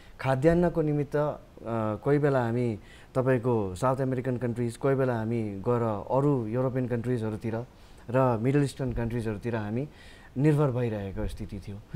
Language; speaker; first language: Nepali; native; Nepali